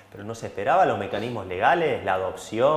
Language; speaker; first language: Spanish; native; Spanish